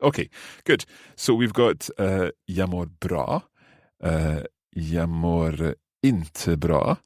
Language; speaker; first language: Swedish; non-native, learner; English